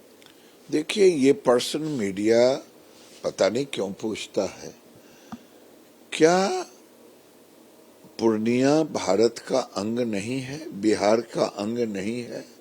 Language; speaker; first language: Hindi; native; Hindi